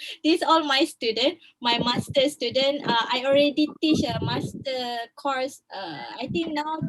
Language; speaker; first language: English; non-native, local second language; Malay